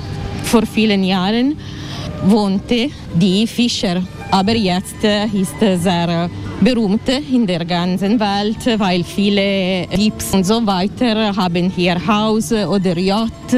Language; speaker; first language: German; non-native, learner; Italian